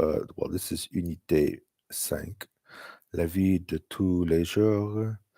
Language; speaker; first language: French; non-native, learner; English